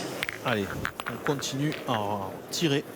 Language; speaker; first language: French; native; French